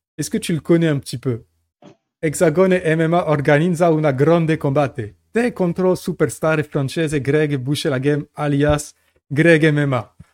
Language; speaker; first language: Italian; non-native, learner; French